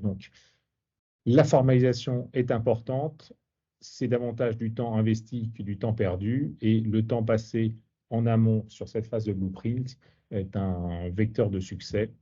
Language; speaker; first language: French; native; French